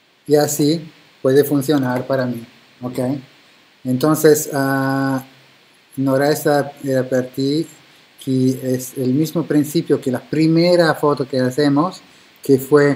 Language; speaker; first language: Spanish; non-native, fluent; Italian